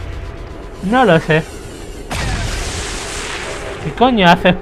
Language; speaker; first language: Spanish; native; Spanish